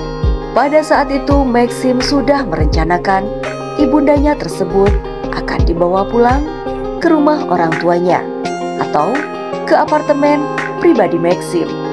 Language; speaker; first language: Indonesian; native; Indonesian